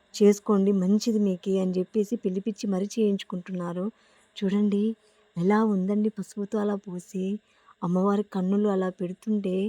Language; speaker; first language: Telugu; native; Telugu